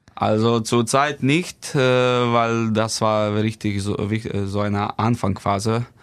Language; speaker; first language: German; non-native, fluent; Slovenian